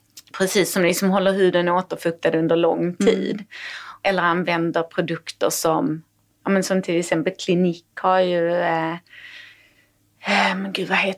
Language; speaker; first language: Swedish; native; Swedish